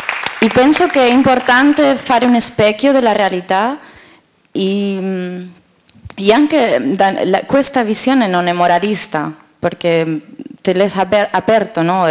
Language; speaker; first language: Italian; non-native, fluent; Spanish